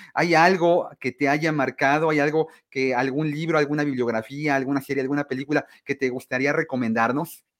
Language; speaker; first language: Spanish; native; Spanish